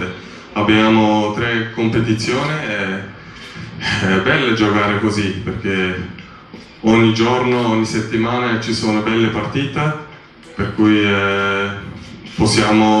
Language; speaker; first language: Italian; non-native, learner; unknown